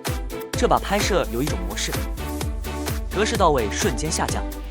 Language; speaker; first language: Chinese; native; Chinese